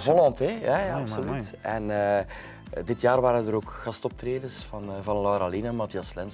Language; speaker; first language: Dutch; native; Dutch